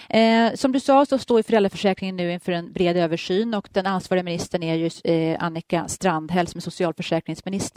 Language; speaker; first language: Swedish; native; Swedish